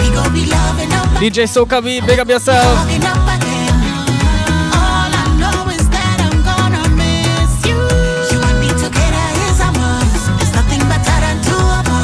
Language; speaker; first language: English; non-native, fluent; German